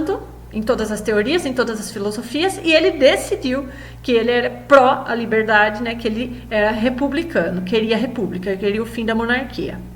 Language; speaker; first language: Portuguese; native; Portuguese